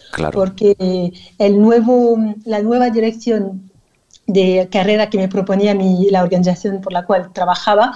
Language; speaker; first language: Spanish; non-native, fluent; French